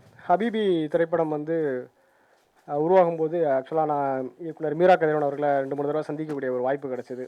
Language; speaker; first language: Tamil; native; Tamil